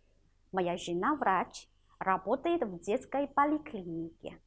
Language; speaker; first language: Russian; non-native, fluent; Chinese